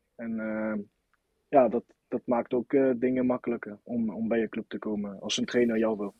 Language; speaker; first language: Dutch; non-native, fluent; French